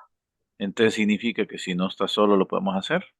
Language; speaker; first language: Spanish; native; Spanish